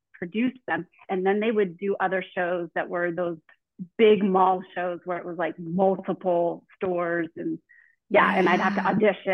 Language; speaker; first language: English; native; English